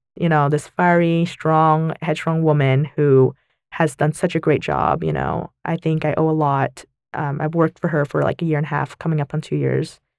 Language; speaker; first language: English; early bilingual, other home language; Vietnamese